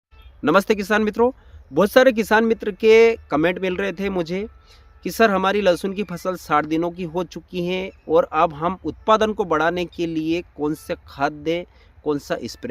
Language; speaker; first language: Hindi; native; Hindi